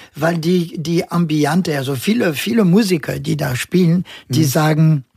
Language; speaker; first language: German; non-native, fluent; French